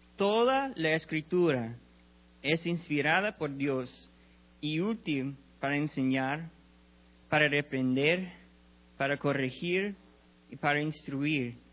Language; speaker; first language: Spanish; non-native, learner; English